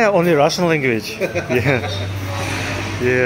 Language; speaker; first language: English; non-native, learner; Russian